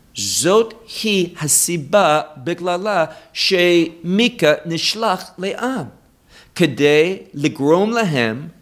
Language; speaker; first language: Hebrew; non-native, fluent; English